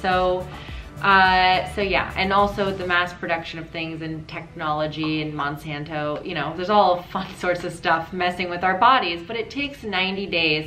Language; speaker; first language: English; native; English